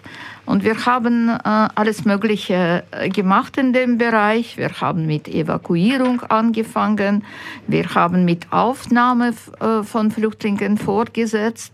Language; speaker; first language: German; non-native, fluent; Ukrainian